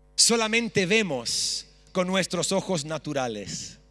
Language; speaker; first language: Spanish; early bilingual, other home language; English